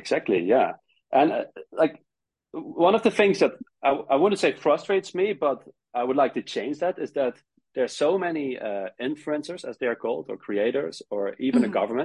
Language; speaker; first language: English; non-native, fluent; Dutch